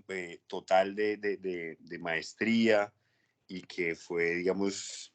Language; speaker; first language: Spanish; native; Spanish